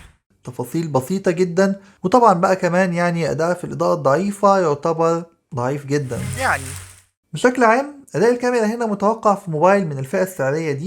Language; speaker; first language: Arabic; native; Arabic